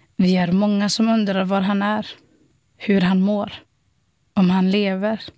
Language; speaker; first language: Swedish; non-native, fluent; Somali